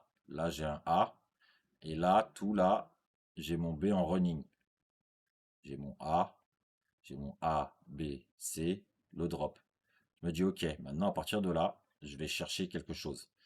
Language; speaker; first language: French; native; French